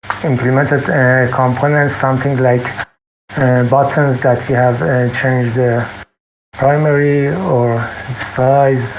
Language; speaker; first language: English; non-native, fluent; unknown